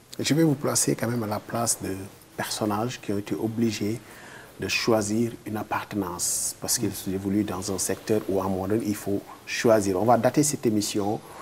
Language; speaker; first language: French; non-native, local second language; Wolof